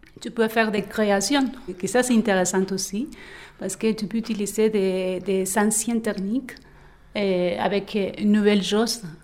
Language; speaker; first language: French; non-native, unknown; Spanish